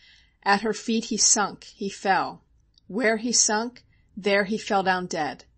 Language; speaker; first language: English; native; English